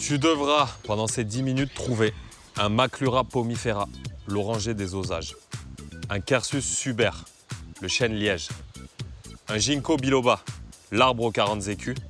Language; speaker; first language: French; native; French